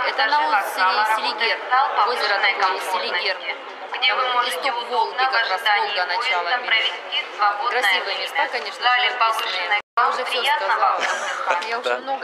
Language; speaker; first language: Russian; native; Russian